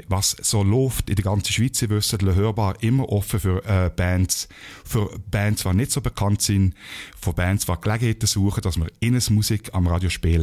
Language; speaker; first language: German; native; German